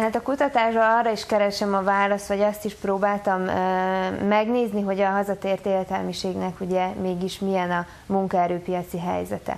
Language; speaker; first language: Hungarian; native; Hungarian